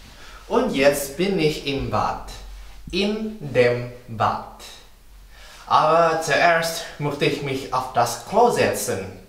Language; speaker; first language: German; non-native, fluent; Indonesian